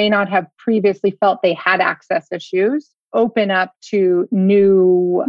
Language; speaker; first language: English; native; English